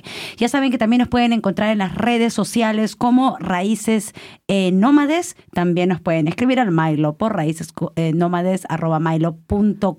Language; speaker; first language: Spanish; native; Spanish